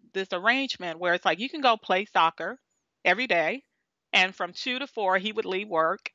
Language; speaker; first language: English; native; English